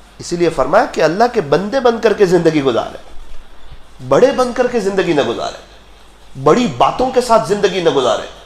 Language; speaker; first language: Urdu; non-native, local second language; Gujarati